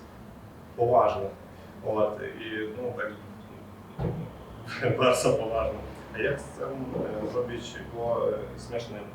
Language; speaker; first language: Polish; non-native, learner; Ukrainian